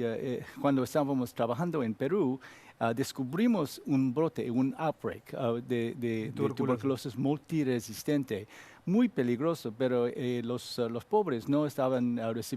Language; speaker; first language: Spanish; non-native, learner; Korean